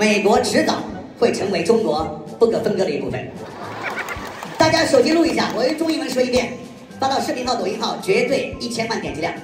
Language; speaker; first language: Chinese; native; Chinese